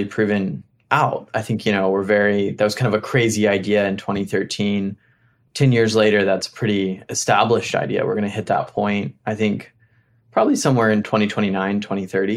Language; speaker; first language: English; native; English